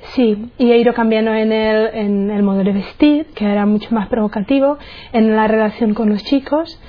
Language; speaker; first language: Spanish; non-native, fluent; Czech